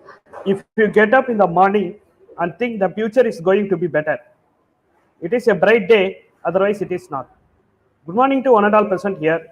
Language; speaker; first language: English; non-native, local second language; Tamil